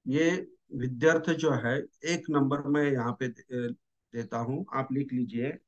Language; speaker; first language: Hindi; non-native, local second language; Marathi